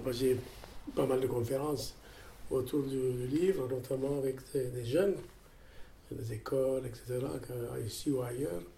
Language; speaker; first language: French; non-native, fluent; Amharic